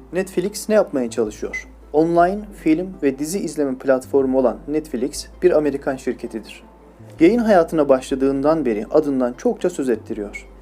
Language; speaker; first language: Turkish; native; Turkish